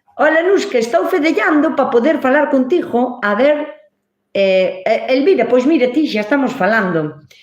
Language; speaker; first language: Galician; native; Galician